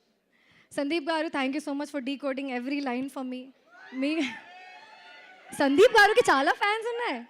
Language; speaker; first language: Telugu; non-native, fluent; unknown